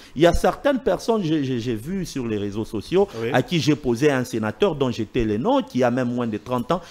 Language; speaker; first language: French; non-native, local second language; Swahili